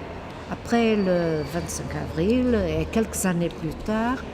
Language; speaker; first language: French; non-native, fluent; Portuguese